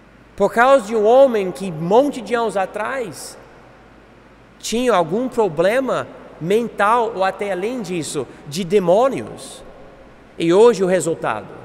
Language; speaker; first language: Portuguese; non-native, fluent; English